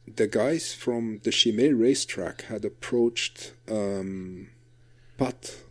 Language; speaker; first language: English; non-native, fluent; Dutch